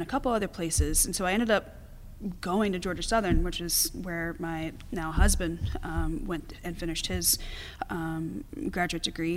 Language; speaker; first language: English; native; English